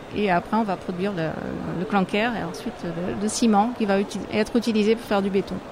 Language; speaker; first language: French; non-native, fluent; Portuguese